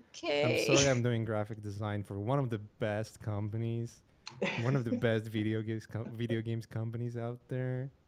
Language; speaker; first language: English; non-native, fluent; Polish